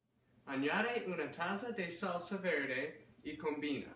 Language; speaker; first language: Spanish; non-native, learner; English